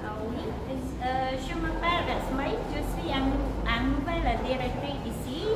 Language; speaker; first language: French; non-native, learner; Khmer